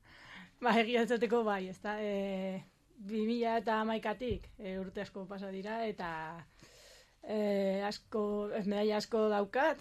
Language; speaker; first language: Basque; non-native, local second language; Spanish